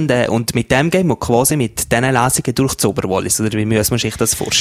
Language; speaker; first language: German; native; German